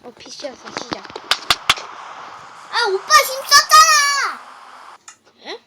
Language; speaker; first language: Korean; native; Korean